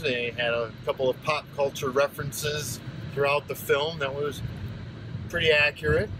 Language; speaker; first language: English; native; English